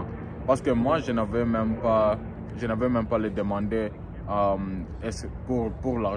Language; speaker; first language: French; early bilingual, heritage; French